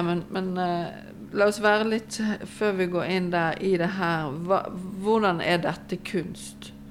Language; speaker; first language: Norwegian; native; Norwegian